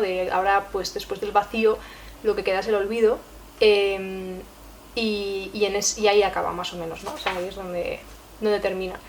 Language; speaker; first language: Spanish; native; Spanish